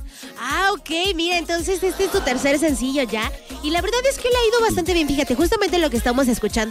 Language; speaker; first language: Spanish; native; Spanish